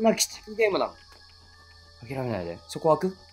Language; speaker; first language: Japanese; native; Japanese